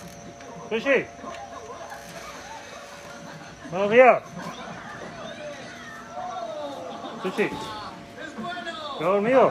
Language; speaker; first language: Spanish; native; Spanish